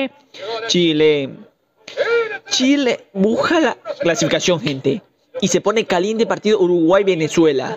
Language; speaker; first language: Spanish; native; Spanish